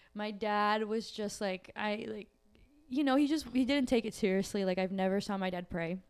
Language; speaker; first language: English; early bilingual, other home language; Portuguese